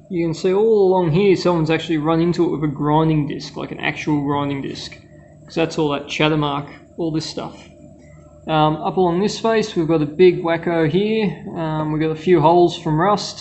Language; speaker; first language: English; native; English